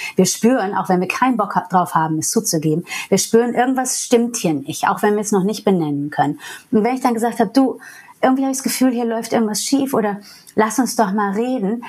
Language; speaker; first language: German; non-native, fluent; English